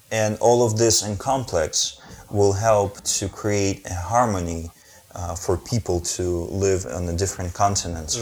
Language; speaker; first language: English; non-native, fluent; Ukrainian